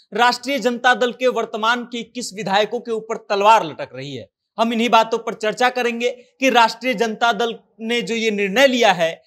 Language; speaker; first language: Hindi; native; Hindi